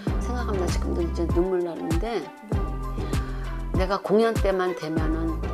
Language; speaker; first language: Korean; native; Korean